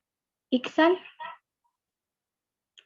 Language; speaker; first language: English; non-native, learner; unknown